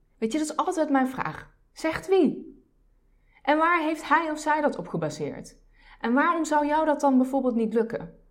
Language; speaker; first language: Dutch; early bilingual, other home language; Turkish